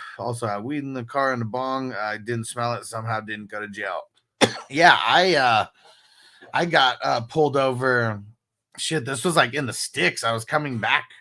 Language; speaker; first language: English; native; English